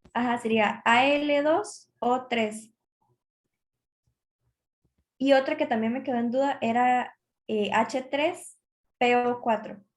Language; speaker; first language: Spanish; native; Spanish